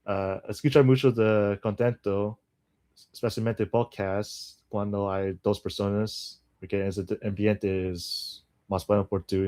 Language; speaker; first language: Spanish; non-native, learner; English